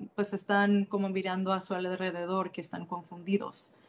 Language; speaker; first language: Spanish; early bilingual, heritage; Spanish